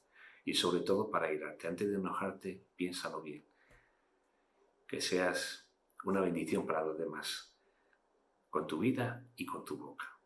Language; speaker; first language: Spanish; native; Spanish